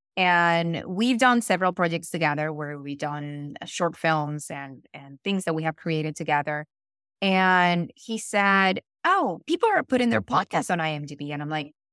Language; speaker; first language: English; non-native, fluent; Spanish